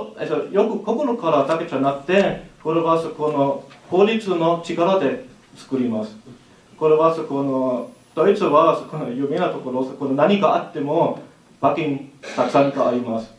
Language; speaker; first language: Japanese; non-native, learner; German